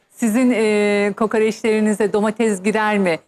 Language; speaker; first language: Turkish; native; Turkish